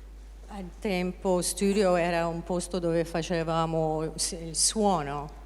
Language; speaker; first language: Italian; non-native, fluent; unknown